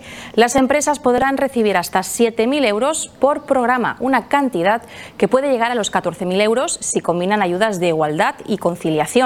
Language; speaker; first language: Spanish; native; Spanish